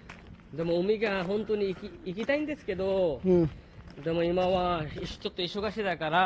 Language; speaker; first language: Japanese; non-native, learner; Bangla